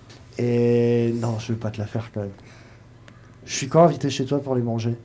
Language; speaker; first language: French; native; French